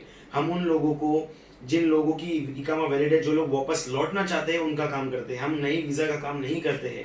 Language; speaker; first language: Hindi; native; Hindi